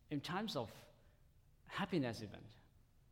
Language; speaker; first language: English; non-native, fluent; Tedim Chin